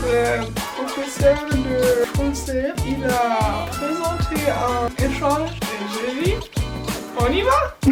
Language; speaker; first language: French; non-native, learner; German